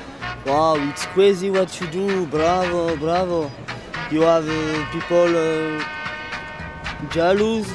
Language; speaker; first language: English; non-native, learner; French